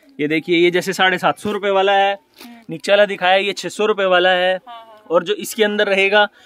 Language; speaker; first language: Hindi; native; Hindi